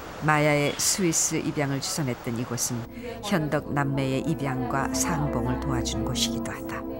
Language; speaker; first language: Korean; native; Korean